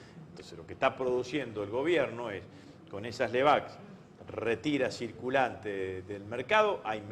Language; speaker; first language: Spanish; native; Spanish